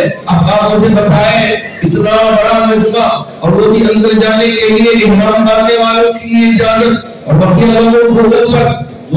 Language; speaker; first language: Urdu; native; Urdu